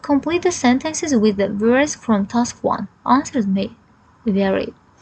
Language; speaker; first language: English; non-native, fluent; Azerbaijani